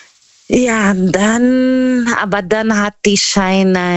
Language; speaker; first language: German; non-native, fluent; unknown